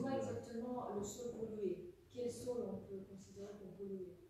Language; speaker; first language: French; non-native, fluent; Russian